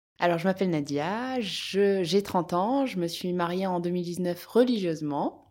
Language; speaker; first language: French; native; French